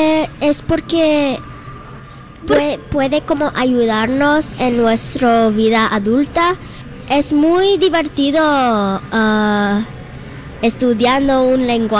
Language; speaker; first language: Spanish; non-native, learner; English